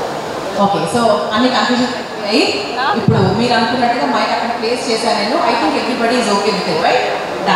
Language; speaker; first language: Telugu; native; Telugu